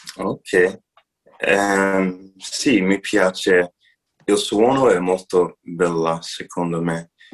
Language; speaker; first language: Italian; non-native, learner; English